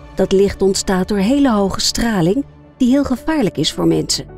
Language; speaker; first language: Dutch; non-native, fluent; English